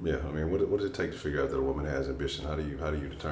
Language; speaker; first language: English; native; English